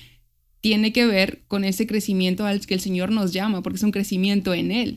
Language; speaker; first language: Spanish; native; Spanish